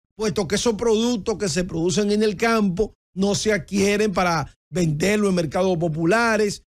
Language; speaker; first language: Spanish; native; Spanish